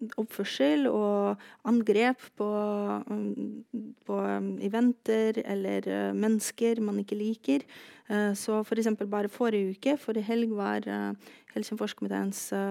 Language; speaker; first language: Norwegian; non-native, fluent; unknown